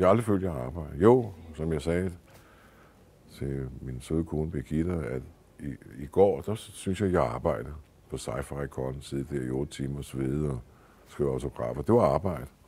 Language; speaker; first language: Danish; native; Danish